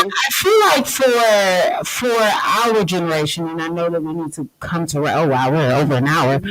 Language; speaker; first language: English; native; English